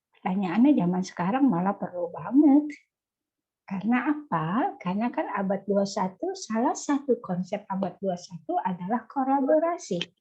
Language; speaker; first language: Indonesian; native; Indonesian